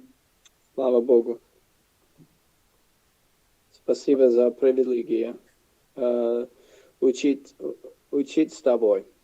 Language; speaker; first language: Russian; non-native, fluent; English